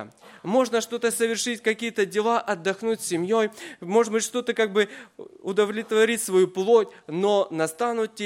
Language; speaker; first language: Russian; native; Russian